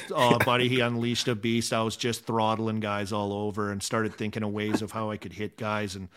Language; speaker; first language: English; native; English